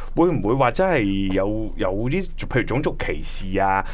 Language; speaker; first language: Cantonese; native; Cantonese